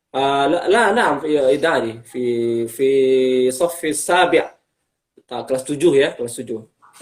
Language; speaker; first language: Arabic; non-native, fluent; Indonesian